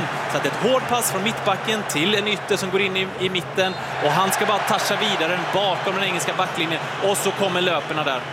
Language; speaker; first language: Swedish; native; Swedish